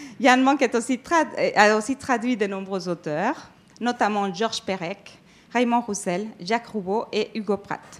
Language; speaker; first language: French; non-native, fluent; Spanish